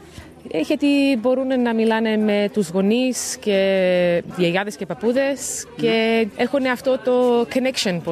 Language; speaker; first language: Greek; early bilingual, heritage; Greek